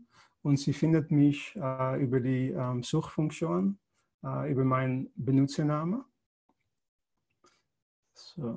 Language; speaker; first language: German; non-native, fluent; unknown